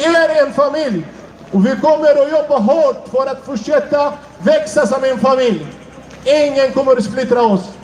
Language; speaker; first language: Swedish; non-native, fluent; Arabic